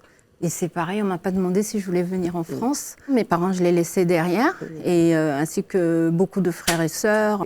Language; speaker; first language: French; early bilingual, other home language; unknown